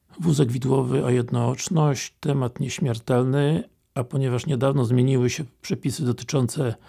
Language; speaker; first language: Polish; native; Polish